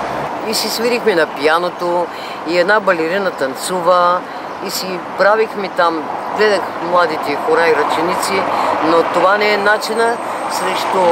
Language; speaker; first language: Bulgarian; native; Bulgarian